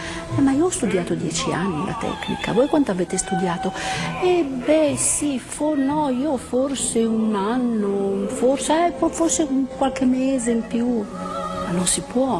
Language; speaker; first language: Italian; native; Italian